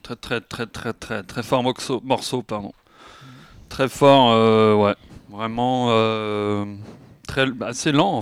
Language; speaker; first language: French; native; French